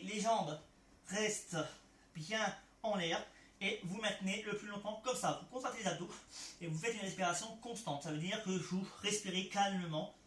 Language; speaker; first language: French; native; French